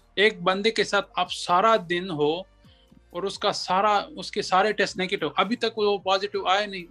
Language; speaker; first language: Urdu; non-native, local second language; Pashto